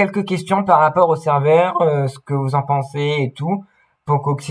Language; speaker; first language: French; native; French